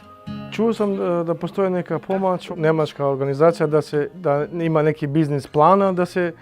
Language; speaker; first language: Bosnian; non-native, local second language; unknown